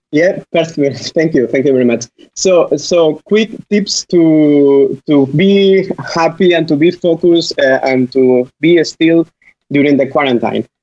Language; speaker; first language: English; non-native, fluent; Spanish